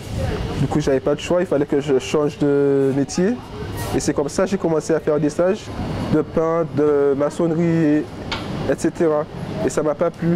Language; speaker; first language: French; native; French